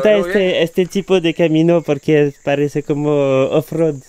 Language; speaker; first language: Spanish; non-native, fluent; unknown